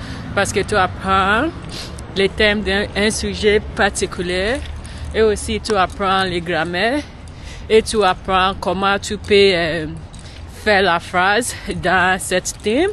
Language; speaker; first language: French; non-native, learner; English